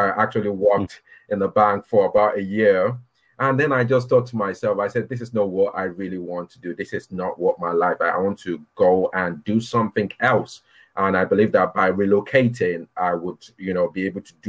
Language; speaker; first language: English; non-native, local second language; Yoruba